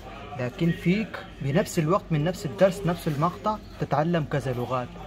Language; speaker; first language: Arabic; non-native, fluent; Pashto